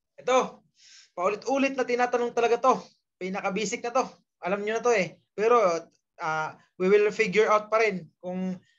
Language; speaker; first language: Filipino; non-native, local second language; Surigaonon